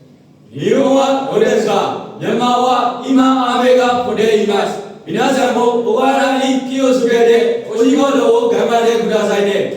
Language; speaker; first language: Japanese; non-native, learner; Burmese